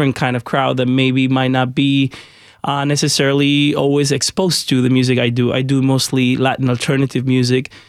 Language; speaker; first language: English; early bilingual, other home language; Spanish